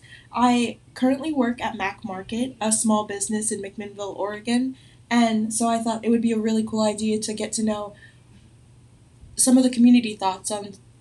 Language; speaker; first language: English; native; English